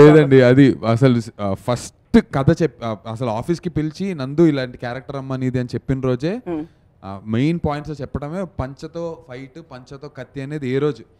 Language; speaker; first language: Telugu; native; Telugu